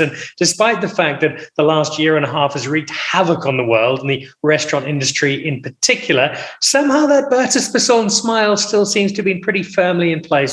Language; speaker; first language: English; native; English